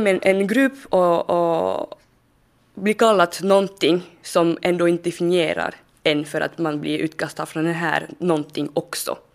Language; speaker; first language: Swedish; non-native, fluent; French